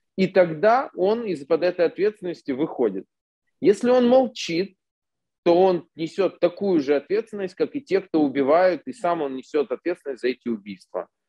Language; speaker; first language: Russian; native; Russian